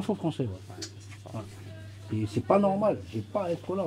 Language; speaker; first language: French; early bilingual, other home language; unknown